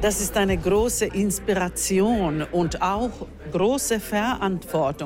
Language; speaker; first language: German; non-native, fluent; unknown